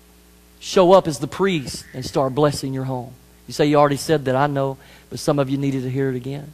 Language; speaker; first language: English; native; English